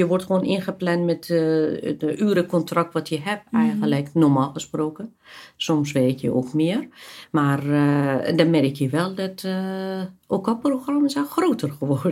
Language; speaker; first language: Dutch; non-native, fluent; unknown